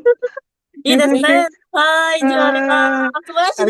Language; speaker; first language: Japanese; non-native, fluent; Indonesian